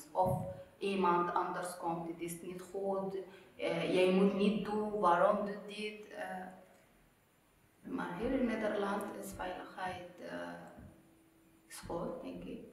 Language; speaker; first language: Dutch; non-native, learner; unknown